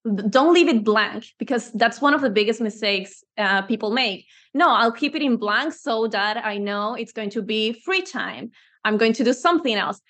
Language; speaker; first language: English; non-native, fluent; Spanish